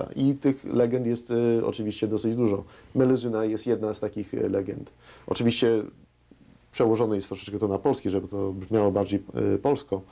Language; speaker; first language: Polish; early bilingual, heritage; Polish